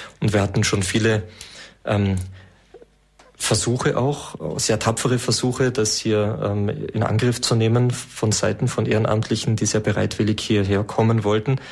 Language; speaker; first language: German; native; German